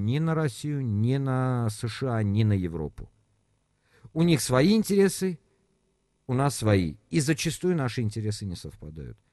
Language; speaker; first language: Russian; non-native, local second language; Armenian